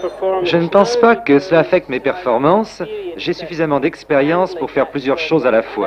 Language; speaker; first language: French; native; French